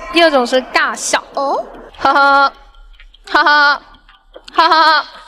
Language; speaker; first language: Chinese; native; Chinese